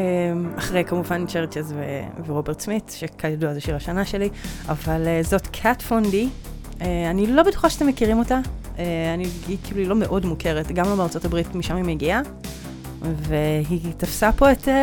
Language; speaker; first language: Hebrew; native; Hebrew